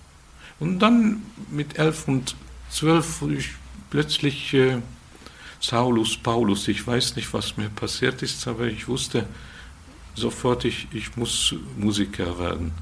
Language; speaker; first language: German; non-native, fluent; Hungarian